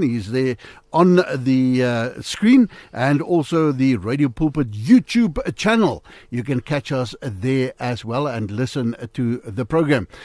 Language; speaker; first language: English; non-native, local second language; Afrikaans